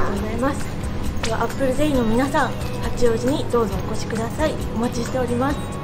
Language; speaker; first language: Japanese; native; Japanese